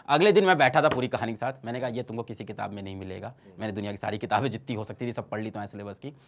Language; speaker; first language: Hindi; native; Hindi